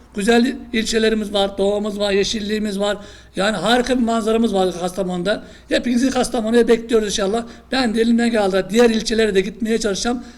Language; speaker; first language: Turkish; native; Turkish